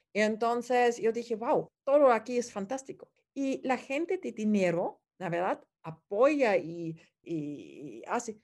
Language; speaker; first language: Spanish; non-native, fluent; German